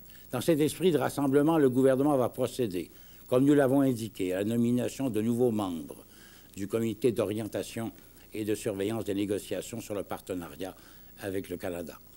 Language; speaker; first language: French; native; French